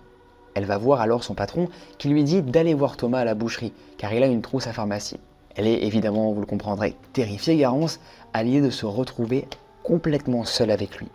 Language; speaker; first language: French; native; French